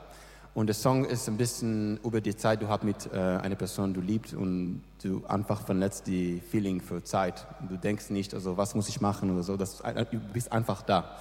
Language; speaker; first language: German; non-native, learner; English